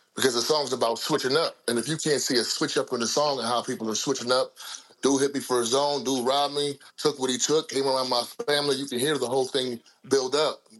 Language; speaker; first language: English; native; English